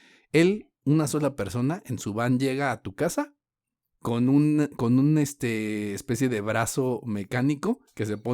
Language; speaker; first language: Spanish; native; Spanish